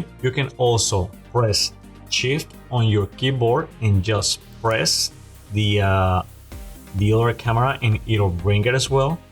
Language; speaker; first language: English; non-native, fluent; Spanish